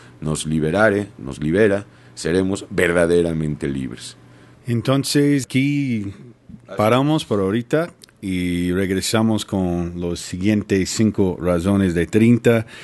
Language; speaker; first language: Spanish; non-native, learner; English